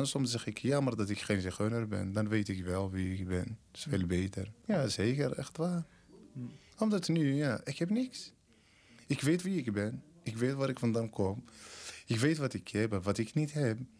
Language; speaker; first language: Dutch; non-native, learner; Berber languages